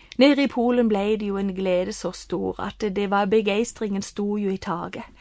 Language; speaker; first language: Norwegian; native; Norwegian